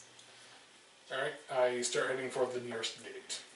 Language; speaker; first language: English; native; English